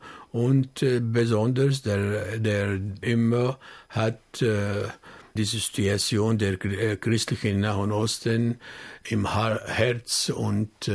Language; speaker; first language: German; non-native, fluent; Arabic